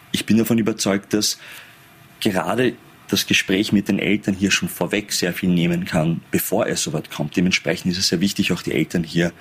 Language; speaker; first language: German; early bilingual, other home language; Persian